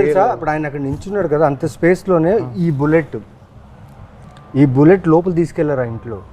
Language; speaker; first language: Telugu; native; Telugu